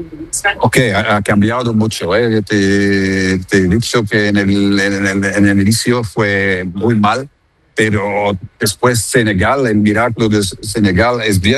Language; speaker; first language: Spanish; non-native, learner; Dutch